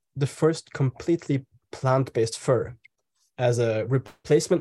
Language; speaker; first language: English; non-native, fluent; German